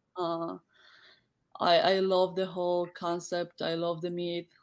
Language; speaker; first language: English; non-native, fluent; Polish